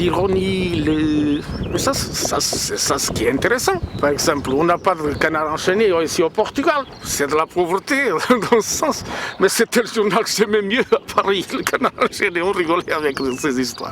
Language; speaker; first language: French; non-native, fluent; Portuguese